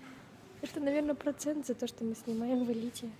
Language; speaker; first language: Russian; native; Russian